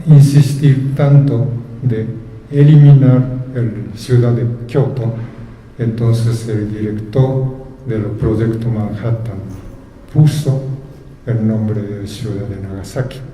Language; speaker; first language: Spanish; non-native, fluent; Japanese